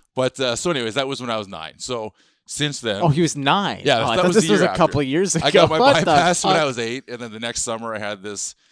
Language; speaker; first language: English; native; English